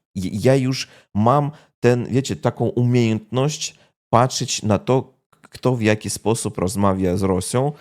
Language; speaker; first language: Polish; non-native, fluent; Russian